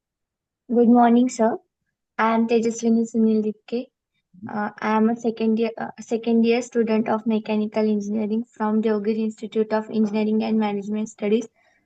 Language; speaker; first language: English; non-native, learner; Marathi